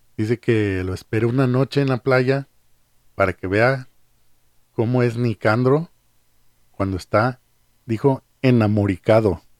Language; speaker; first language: Spanish; early bilingual, heritage; Spanish